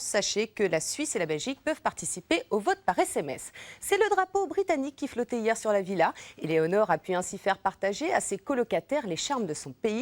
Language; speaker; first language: French; native; French